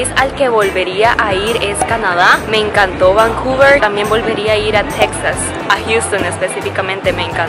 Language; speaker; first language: Spanish; early bilingual, other home language; Cantonese